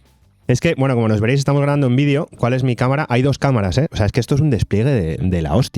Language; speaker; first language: Spanish; native; Spanish